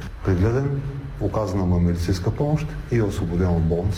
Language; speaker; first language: Bulgarian; native; Bulgarian